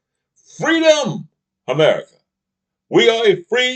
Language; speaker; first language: English; native; English